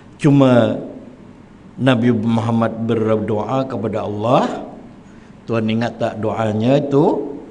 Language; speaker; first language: Malay; native; Malay